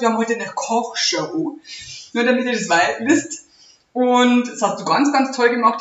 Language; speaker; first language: German; native; German